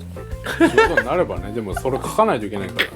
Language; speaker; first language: Japanese; native; Japanese